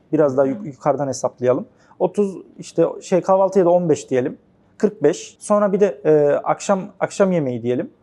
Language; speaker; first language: Turkish; native; Turkish